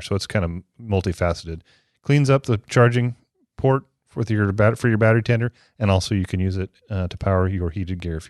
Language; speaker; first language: English; native; English